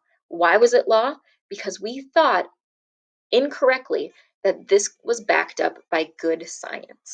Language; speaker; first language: English; native; English